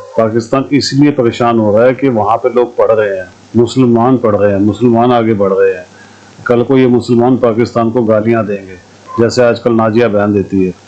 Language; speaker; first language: Hindi; native; Hindi